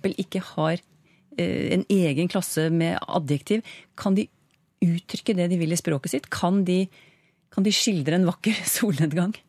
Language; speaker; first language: Norwegian; native; Norwegian